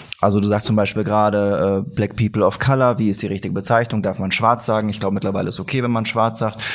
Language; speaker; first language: German; native; German